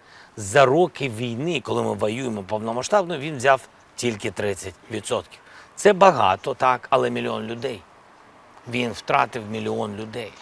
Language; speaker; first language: Ukrainian; non-native, local second language; Russian